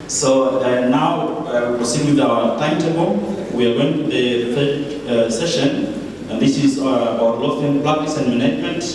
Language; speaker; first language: English; non-native, local second language; Swahili